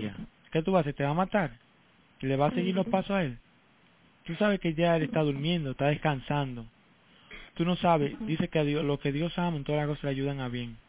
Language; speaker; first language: Spanish; native; Spanish